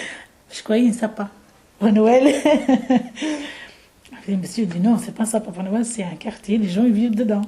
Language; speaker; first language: French; non-native, fluent; Arabic